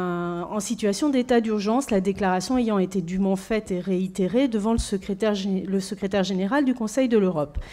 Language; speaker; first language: French; native; French